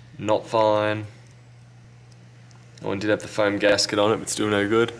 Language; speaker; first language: English; native; English